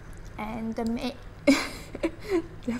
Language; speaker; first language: English; non-native, fluent; Chinese